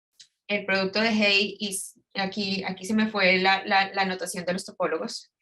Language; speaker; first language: Spanish; native; Spanish